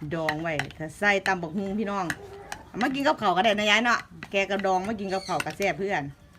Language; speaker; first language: Thai; native; Thai